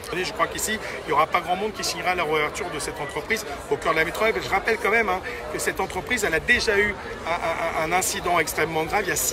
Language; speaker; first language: French; native; French